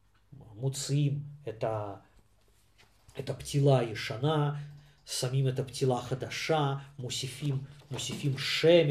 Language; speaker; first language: Hebrew; non-native, fluent; Russian